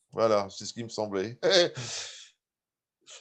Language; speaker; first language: French; native; French